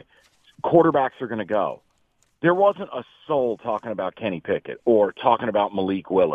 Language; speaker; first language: English; native; English